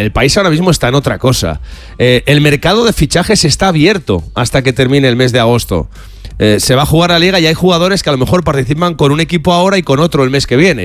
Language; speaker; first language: Spanish; native; Spanish